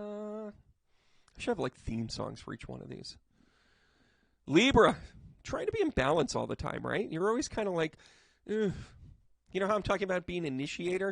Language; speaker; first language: English; native; English